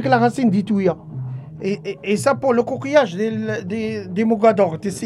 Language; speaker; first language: French; non-native, learner; Arabic